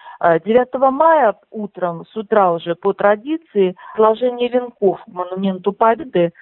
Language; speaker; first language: Russian; native; Russian